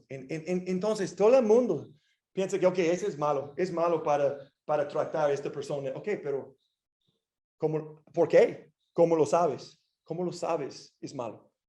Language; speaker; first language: Spanish; non-native, fluent; English